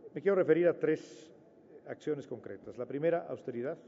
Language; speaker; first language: Spanish; native; Spanish